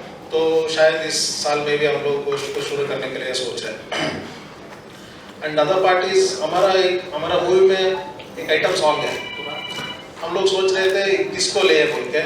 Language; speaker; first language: Hindi; non-native, local second language; Kannada